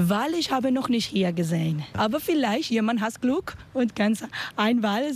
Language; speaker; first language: German; non-native, learner; Spanish